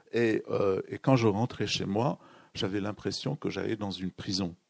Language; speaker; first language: French; native; French